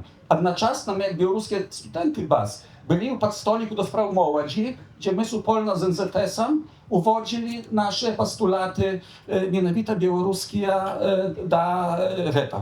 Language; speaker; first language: Polish; non-native, local second language; Belarusian